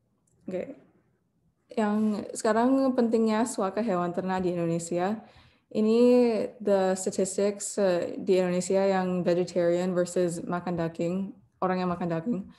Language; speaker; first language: Indonesian; non-native, learner; English